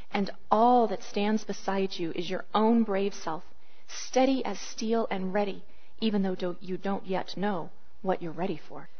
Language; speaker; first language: English; native; English